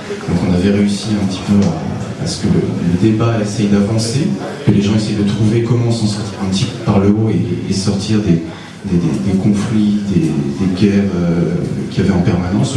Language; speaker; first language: French; native; French